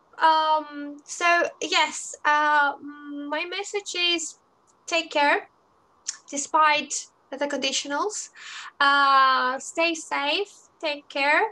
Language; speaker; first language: English; non-native, fluent; Greek